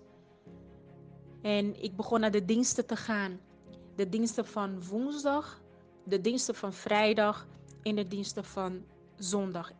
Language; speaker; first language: Dutch; non-native, fluent; Portuguese